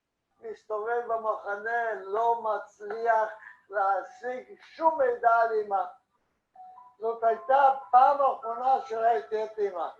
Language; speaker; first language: Hebrew; non-native, fluent; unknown